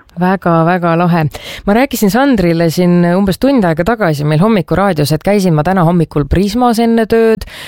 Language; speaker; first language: Estonian; native; Estonian